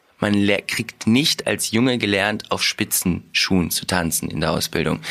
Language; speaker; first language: German; early bilingual, other home language; Russian